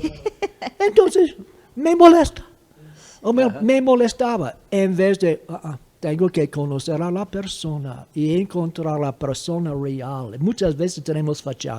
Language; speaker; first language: Spanish; non-native, fluent; English